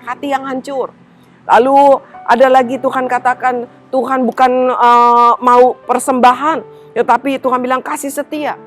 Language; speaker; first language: Indonesian; native; Indonesian